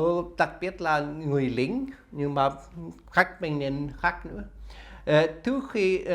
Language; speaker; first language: Vietnamese; non-native, learner; Swedish